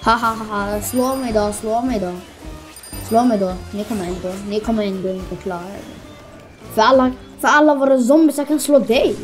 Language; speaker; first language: Swedish; early bilingual, other home language; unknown